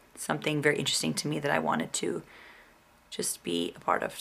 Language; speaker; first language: English; native; English